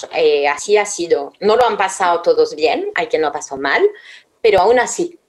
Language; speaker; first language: Spanish; non-native, fluent; French